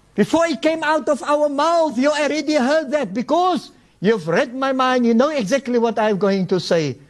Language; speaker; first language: English; early bilingual, other home language; Afrikaans